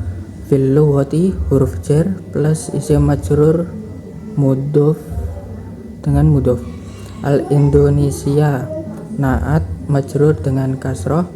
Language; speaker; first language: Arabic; non-native, learner; Indonesian